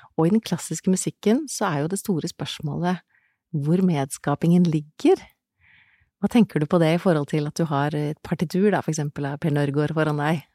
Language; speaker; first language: Norwegian; native; Norwegian